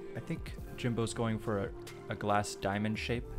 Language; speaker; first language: English; native; English